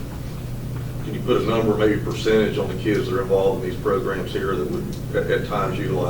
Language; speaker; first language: English; native; English